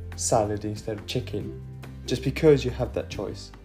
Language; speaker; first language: English; non-native, fluent; Japanese